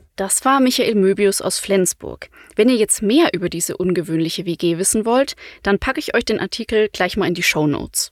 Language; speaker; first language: German; native; German